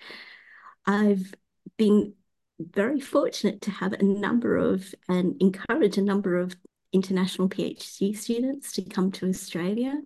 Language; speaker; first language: English; native; English